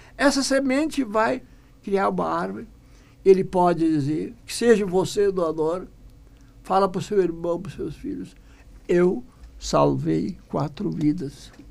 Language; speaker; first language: Portuguese; non-native, local second language; German